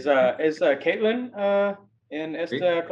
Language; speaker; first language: Spanish; non-native, learner; English